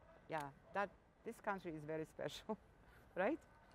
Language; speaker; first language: English; non-native, fluent; Polish